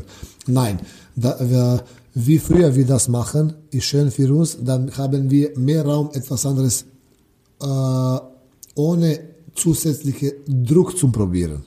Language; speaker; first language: German; non-native, learner; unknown